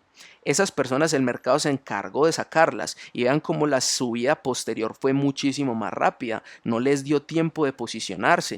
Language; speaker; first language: Spanish; native; Spanish